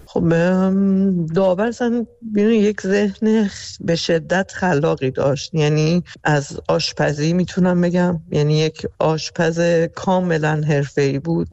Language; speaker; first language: Persian; native; Persian